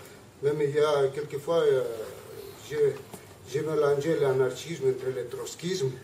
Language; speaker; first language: French; non-native, learner; Spanish